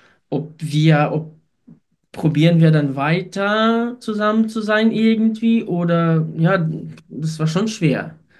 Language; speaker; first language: German; non-native, fluent; Ukrainian